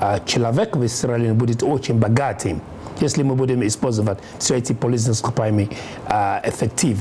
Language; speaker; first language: Russian; non-native, learner; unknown